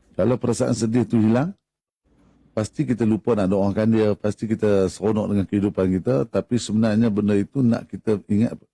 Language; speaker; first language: Malay; native; Malay